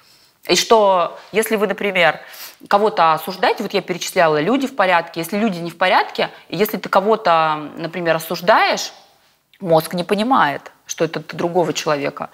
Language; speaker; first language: Russian; native; Russian